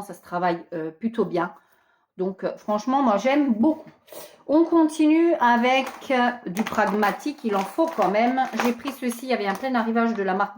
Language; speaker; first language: French; native; French